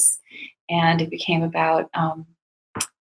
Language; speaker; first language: English; native; English